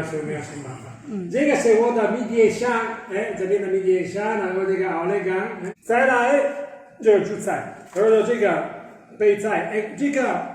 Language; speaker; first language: Chinese; non-native, fluent; Italian